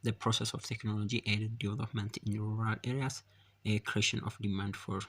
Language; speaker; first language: English; non-native, local second language; Amharic